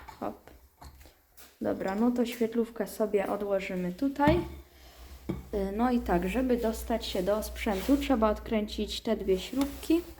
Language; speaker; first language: Polish; native; Polish